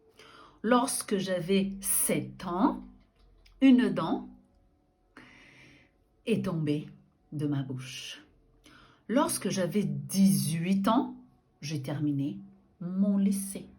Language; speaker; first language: French; non-native, fluent; Portuguese